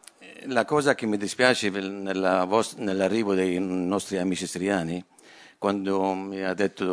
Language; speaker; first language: Italian; non-native, fluent; Arabic